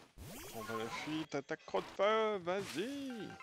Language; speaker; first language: French; native; French